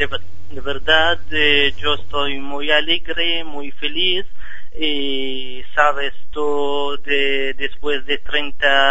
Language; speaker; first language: Spanish; non-native, fluent; Arabic